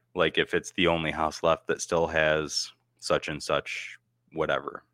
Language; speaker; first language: English; native; English